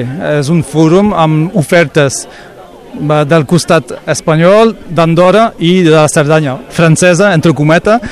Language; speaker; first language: Catalan; non-native, local second language; French